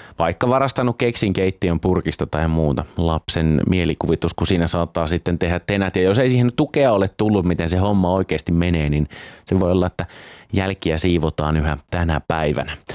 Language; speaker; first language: Finnish; native; Finnish